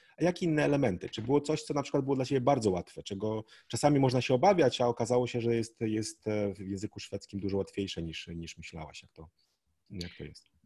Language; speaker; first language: Polish; native; Polish